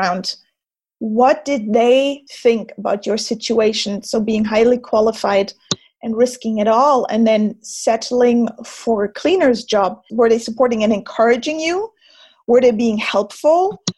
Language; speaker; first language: English; non-native, fluent; German